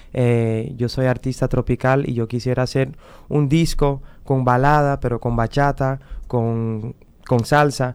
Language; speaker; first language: Spanish; early bilingual, heritage; Spanish